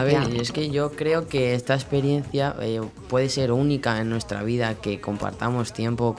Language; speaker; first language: Spanish; native; Spanish